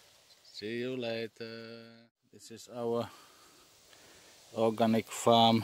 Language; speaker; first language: English; non-native, learner; Thai